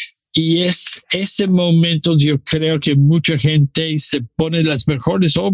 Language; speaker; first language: Spanish; non-native, learner; English